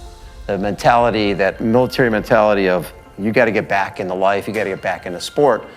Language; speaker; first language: English; native; English